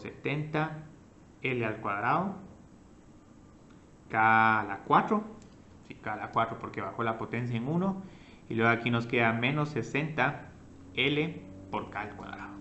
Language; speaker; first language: Spanish; native; Spanish